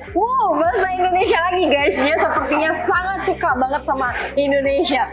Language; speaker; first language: Indonesian; native; Indonesian